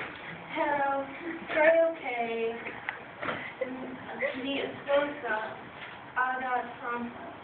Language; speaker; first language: Spanish; non-native, learner; English